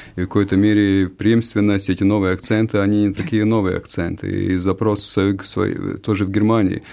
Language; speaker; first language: Russian; non-native, local second language; Latvian